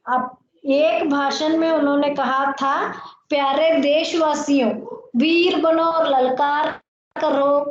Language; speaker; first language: Hindi; non-native, local second language; Kannada